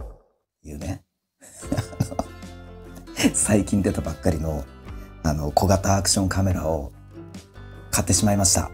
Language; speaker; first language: Japanese; native; Japanese